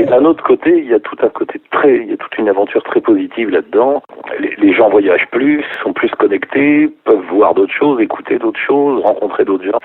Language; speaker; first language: French; native; French